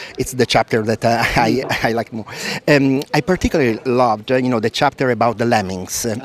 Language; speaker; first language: English; non-native, fluent; Italian